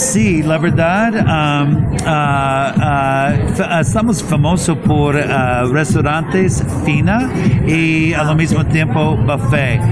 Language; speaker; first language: Spanish; non-native, learner; English